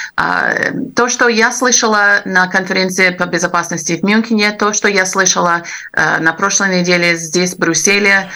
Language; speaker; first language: Russian; non-native, fluent; English